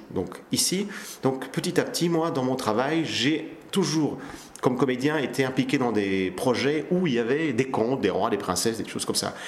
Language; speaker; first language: French; early bilingual, other home language; Kabyle